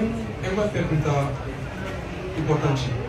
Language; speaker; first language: Portuguese; non-native, learner; French